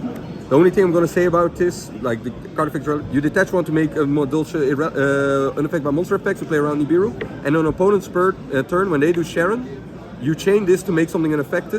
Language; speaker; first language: English; non-native, fluent; Dutch